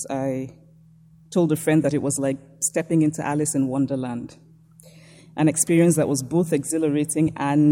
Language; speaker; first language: English; native; English